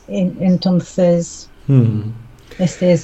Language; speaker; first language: Spanish; non-native, learner; English